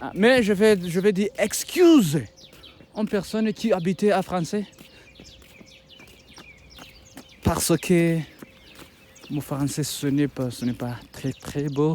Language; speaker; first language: French; non-native, learner; Kinyarwanda